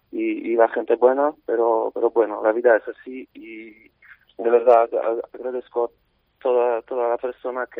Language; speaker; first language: Spanish; non-native, fluent; Polish